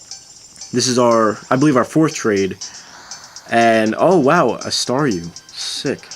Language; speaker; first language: English; native; English